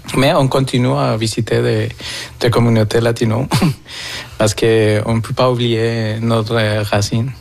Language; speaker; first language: French; non-native, fluent; Spanish